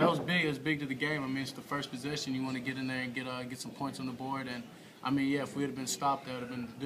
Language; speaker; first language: English; native; English